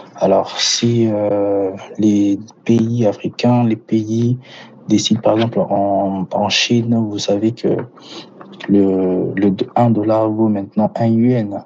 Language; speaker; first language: French; non-native, local second language; Lingala